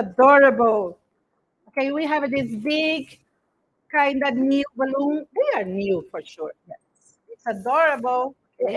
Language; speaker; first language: English; non-native, learner; Portuguese